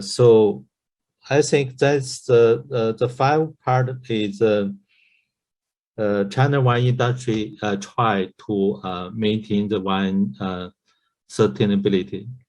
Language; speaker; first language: English; non-native, learner; Chinese